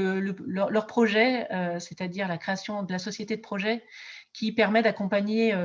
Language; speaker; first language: French; native; French